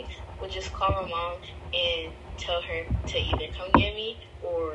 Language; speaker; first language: English; native; English